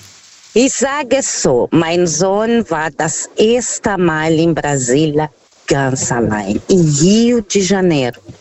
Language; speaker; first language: German; non-native, learner; Portuguese